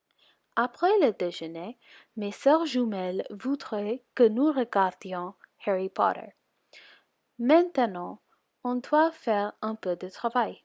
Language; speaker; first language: French; non-native, learner; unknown